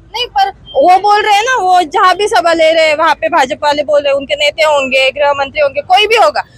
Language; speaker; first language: Hindi; non-native, local second language; Marathi